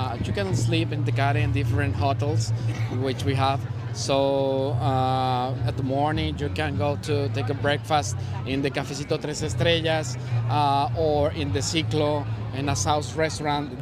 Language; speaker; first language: English; non-native, learner; Spanish